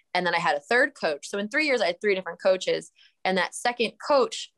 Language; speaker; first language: English; native; English